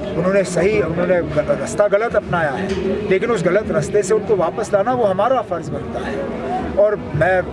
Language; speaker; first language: Hindi; non-native, local second language; Kashmiri